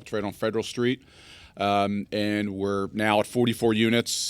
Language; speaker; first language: English; native; English